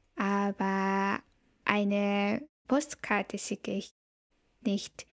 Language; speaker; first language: German; non-native, fluent; Japanese